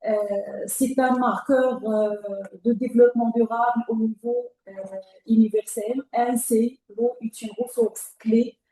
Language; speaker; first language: French; non-native, local second language; Arabic